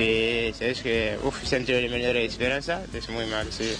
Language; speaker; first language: Spanish; non-native, learner; Wolof